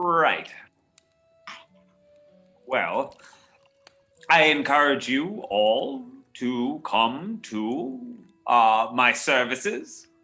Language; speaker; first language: English; native; English